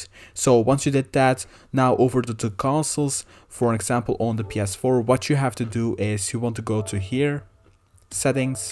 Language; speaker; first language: English; non-native, fluent; Dutch